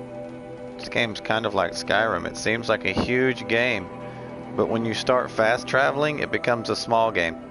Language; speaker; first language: English; native; English